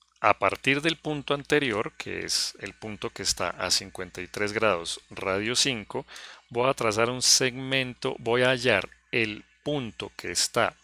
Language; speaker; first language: Spanish; native; Spanish